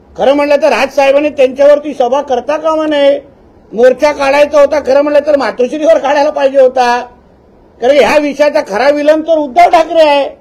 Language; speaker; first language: Marathi; native; Marathi